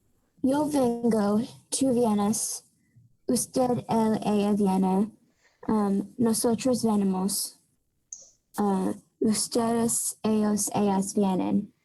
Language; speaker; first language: Spanish; non-native, learner; English